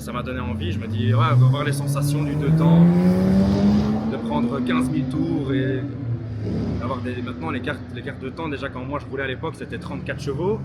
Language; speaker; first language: French; native; French